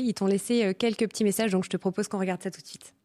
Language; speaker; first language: French; native; French